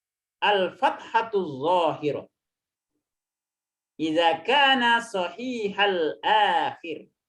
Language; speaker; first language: Arabic; non-native, fluent; Indonesian